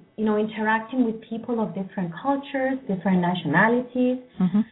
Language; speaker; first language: English; non-native, fluent; Greek